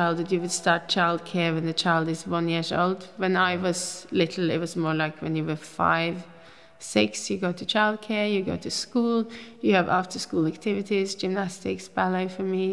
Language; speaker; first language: English; non-native, fluent; Norwegian